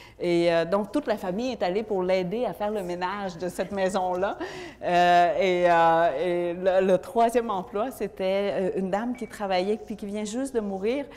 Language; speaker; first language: French; early bilingual, other home language; Vietnamese